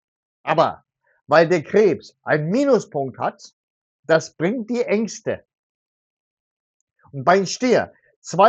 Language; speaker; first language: German; non-native, fluent; Turkish